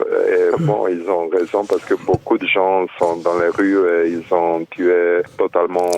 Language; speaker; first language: French; non-native, fluent; Romanian